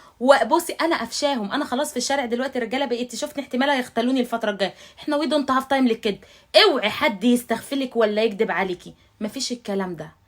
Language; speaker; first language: Arabic; native; Arabic